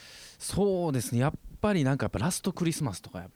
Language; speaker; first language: Japanese; native; Japanese